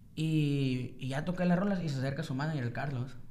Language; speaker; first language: Spanish; native; Spanish